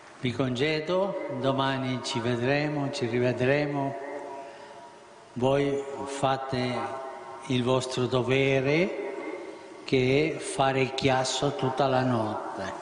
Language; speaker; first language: Italian; non-native, fluent; Spanish